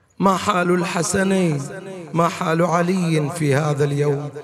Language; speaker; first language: Arabic; native; Arabic